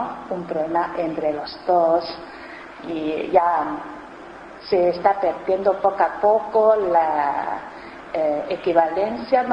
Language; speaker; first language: Spanish; non-native, learner; Chinese